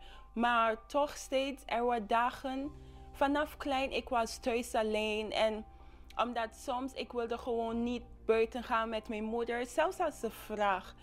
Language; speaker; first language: Dutch; non-native, local second language; English